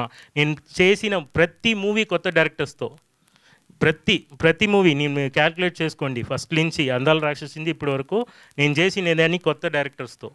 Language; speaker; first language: Telugu; non-native, fluent; Tamil